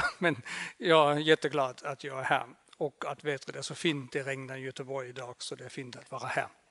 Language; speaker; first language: Swedish; non-native, fluent; German